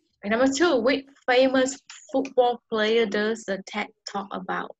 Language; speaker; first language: English; non-native, learner; Vietnamese